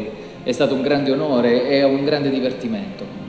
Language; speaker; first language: Italian; native; Italian